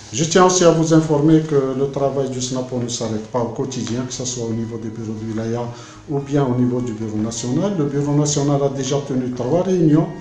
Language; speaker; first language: French; non-native, local second language; Arabic